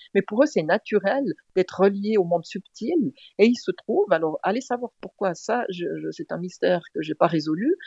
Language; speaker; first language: French; native; French